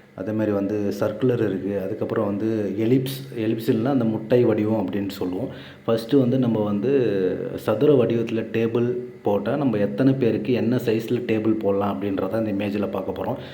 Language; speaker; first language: Tamil; native; Tamil